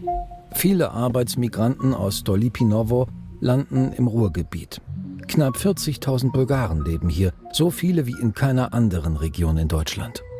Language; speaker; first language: German; native; German